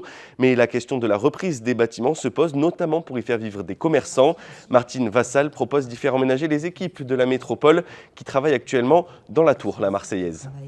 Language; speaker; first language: French; native; French